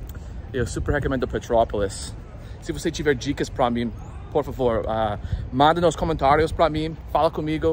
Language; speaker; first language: Portuguese; non-native, learner; English